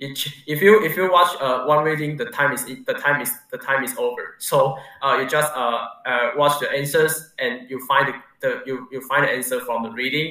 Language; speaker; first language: English; non-native, learner; Chinese